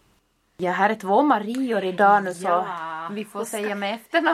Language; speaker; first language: Swedish; native; Swedish